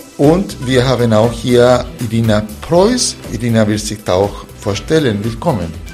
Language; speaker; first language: German; non-native, fluent; Spanish